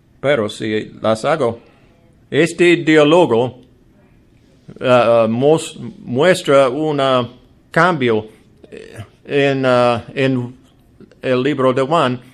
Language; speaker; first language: Spanish; non-native, learner; English